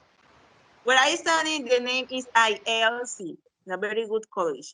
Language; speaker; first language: English; non-native, learner; Spanish